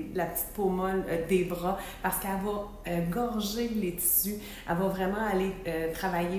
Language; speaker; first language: French; native; French